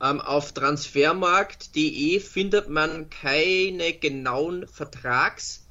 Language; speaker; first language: German; native; German